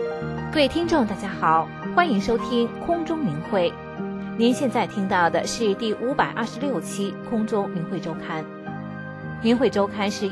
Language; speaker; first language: Chinese; native; Chinese